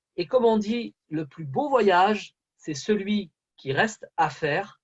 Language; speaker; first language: French; native; French